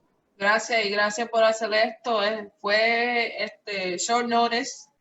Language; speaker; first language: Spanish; early bilingual, heritage; Spanish